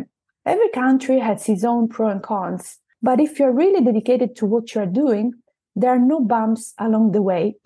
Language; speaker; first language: English; non-native, fluent; Italian